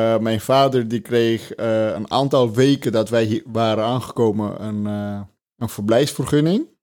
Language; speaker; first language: Dutch; early bilingual, other home language; Armenian